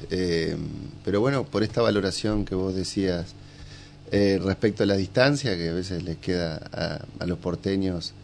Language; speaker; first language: Spanish; native; Spanish